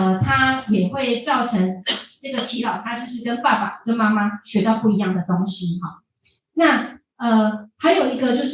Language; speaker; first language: Chinese; native; Chinese